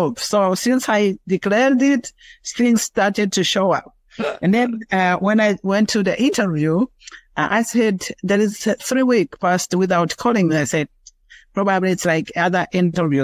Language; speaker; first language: English; non-native, local second language; Kinyarwanda